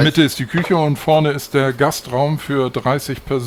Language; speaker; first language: German; native; German